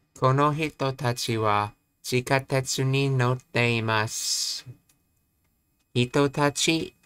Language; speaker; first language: Japanese; non-native, learner; English